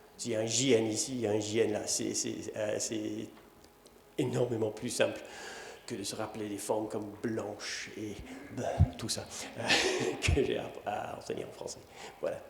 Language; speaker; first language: French; non-native, fluent; English